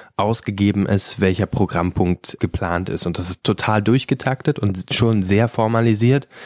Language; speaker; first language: German; native; German